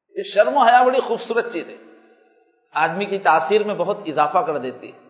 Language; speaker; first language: Urdu; native; Urdu